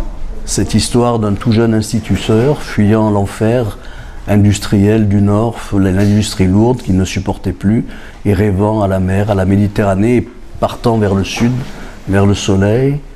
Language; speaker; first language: French; native; French